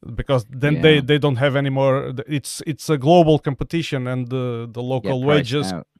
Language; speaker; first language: English; non-native, fluent; Portuguese